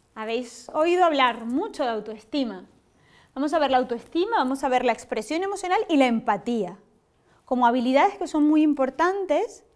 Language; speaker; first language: Spanish; native; Spanish